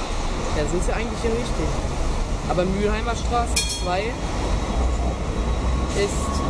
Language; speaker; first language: German; native; German